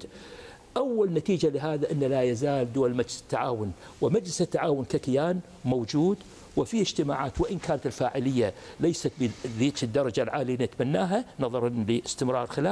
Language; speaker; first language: Arabic; native; Arabic